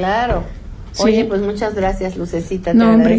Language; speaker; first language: Spanish; native; Spanish